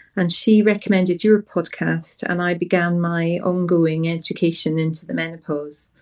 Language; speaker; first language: English; native; English